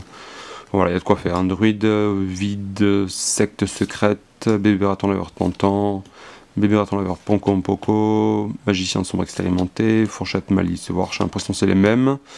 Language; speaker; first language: French; native; French